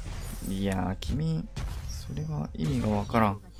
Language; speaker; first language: Japanese; native; Japanese